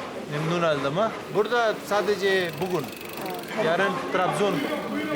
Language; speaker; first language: Turkish; non-native, learner; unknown